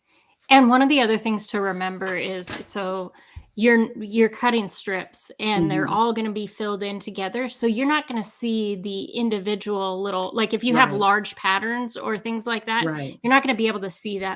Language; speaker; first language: English; native; English